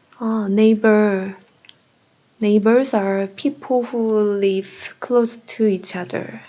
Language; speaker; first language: English; non-native, learner; Korean